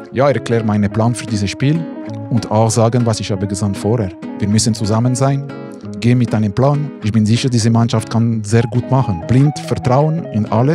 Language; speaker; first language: German; non-native, local second language; French